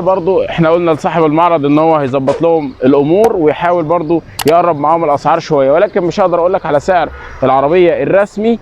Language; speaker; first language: Arabic; native; Arabic